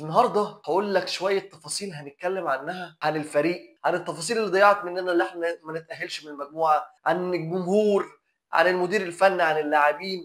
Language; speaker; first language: Arabic; native; Arabic